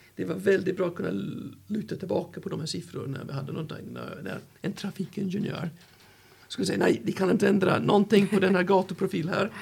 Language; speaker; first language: Swedish; non-native, fluent; English